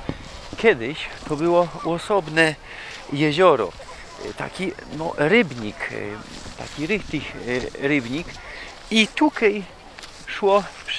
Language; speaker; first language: Polish; non-native, local second language; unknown